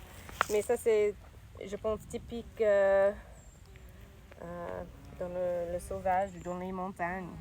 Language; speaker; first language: French; non-native, learner; English